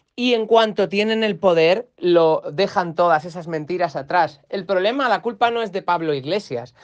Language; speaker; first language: Spanish; native; Spanish